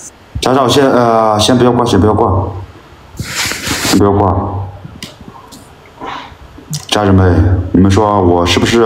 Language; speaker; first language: Chinese; non-native, local second language; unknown